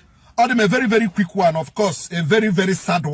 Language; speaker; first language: Nigerian Pidgin; non-native, local second language; Igbo